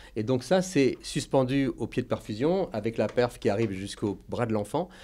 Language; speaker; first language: French; native; French